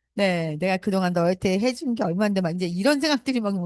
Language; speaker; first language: Korean; native; Korean